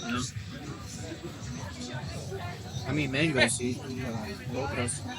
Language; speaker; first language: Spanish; non-native, learner; English